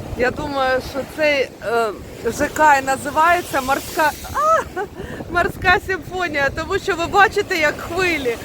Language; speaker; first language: Ukrainian; native; Ukrainian